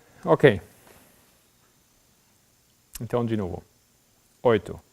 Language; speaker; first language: Portuguese; non-native, fluent; German